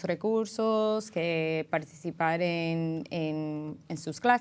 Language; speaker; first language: Spanish; early bilingual, heritage; English